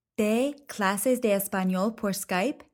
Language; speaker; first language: Spanish; non-native, fluent; English